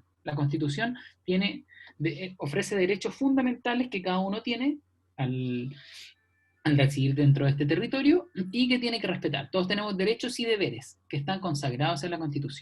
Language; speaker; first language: Spanish; native; Spanish